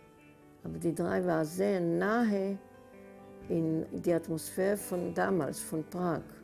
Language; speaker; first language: German; early bilingual, heritage; German